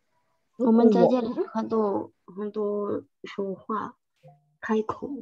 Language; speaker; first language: Chinese; non-native, fluent; Indonesian